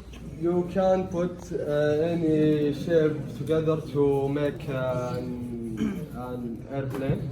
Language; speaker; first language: English; non-native, learner; Arabic